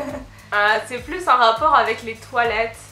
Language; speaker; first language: French; native; French